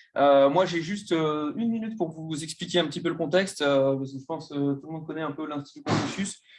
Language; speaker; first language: French; native; French